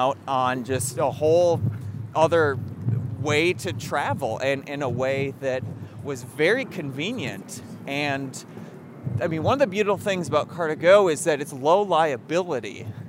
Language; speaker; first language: English; native; English